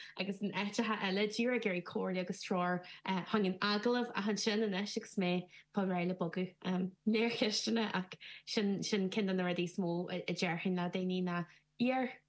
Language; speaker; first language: Irish; native; Irish